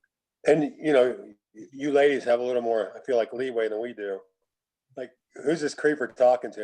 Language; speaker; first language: English; native; English